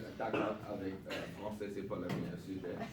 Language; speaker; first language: French; non-native, local second language; English